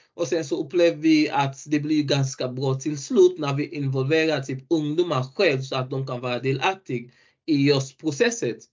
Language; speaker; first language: Swedish; non-native, fluent; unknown